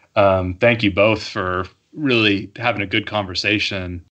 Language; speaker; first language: English; native; English